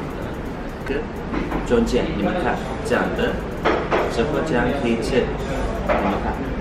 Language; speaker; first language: Chinese; non-native, learner; Turkish